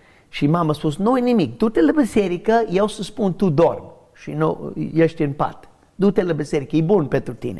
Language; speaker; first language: Romanian; non-native, fluent; English